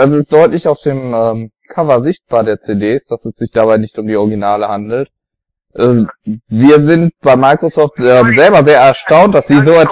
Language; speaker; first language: German; native; German